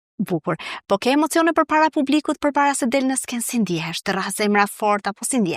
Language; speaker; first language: Albanian; native; Albanian